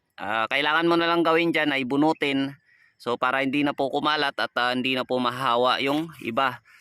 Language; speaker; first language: Filipino; non-native, local second language; Kinaray-a